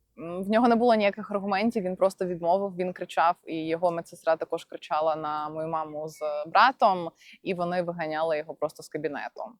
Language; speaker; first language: Ukrainian; non-native, local second language; Russian